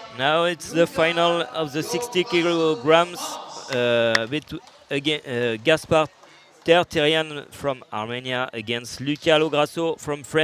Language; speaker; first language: English; non-native, learner; French